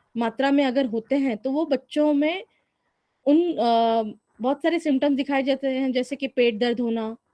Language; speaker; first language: Hindi; non-native, local second language; Marathi